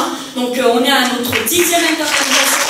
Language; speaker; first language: French; native; French